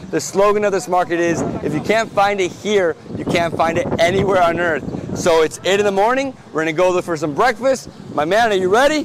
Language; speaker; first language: English; early bilingual, other home language; Spanish